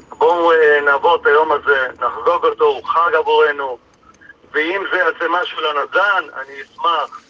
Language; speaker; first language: Hebrew; native; Hebrew